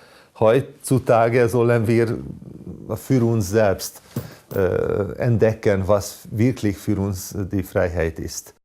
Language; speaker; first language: German; non-native, fluent; Hungarian